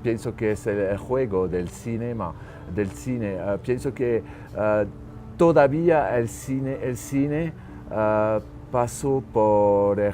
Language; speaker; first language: Spanish; non-native, learner; French